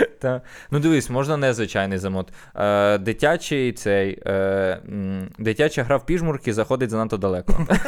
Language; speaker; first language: Ukrainian; native; Ukrainian